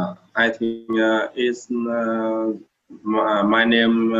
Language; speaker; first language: English; non-native, learner; Vietnamese